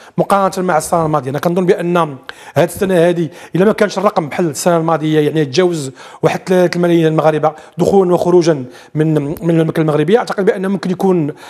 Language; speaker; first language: Arabic; native; Arabic